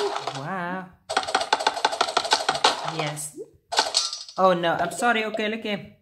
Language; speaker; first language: English; non-native, learner; Vietnamese